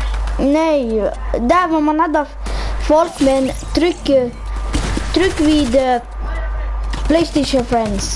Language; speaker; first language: Swedish; early bilingual, other home language; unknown